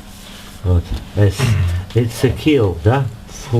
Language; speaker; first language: English; non-native, learner; Russian